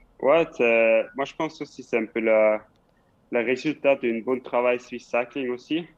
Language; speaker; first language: French; non-native, local second language; Swiss German